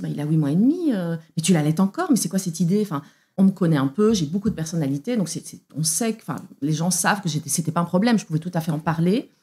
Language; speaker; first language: French; native; French